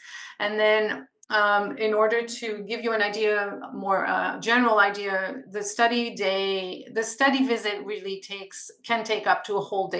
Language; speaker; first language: English; non-native, local second language; French